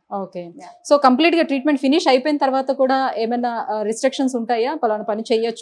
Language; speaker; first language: Telugu; native; Telugu